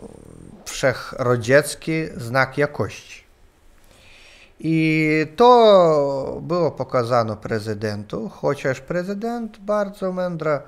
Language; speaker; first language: Polish; non-native, learner; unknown